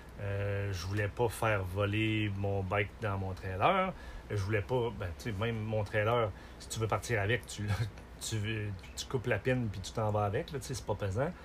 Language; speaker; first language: French; native; French